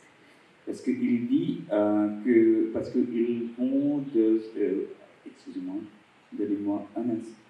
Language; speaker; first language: French; non-native, fluent; Bangla